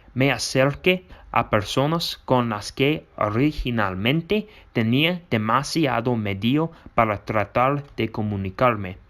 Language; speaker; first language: Spanish; non-native, learner; English